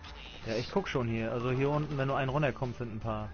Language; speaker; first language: German; native; German